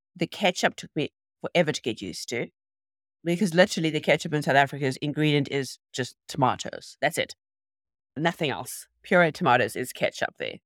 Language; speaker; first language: English; native; English